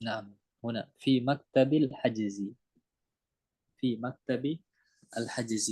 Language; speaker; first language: Arabic; non-native, fluent; Indonesian